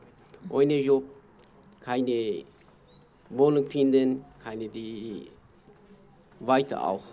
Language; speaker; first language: German; non-native, learner; Kurdish